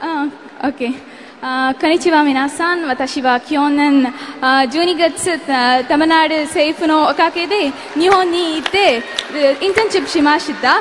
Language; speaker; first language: Japanese; non-native, learner; Tamil